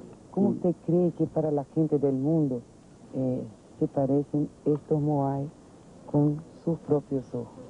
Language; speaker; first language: Spanish; non-native, fluent; Portuguese